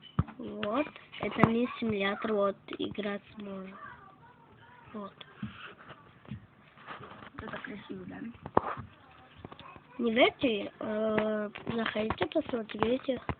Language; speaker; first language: Russian; non-native, learner; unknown